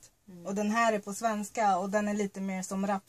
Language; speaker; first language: Swedish; early bilingual, other home language; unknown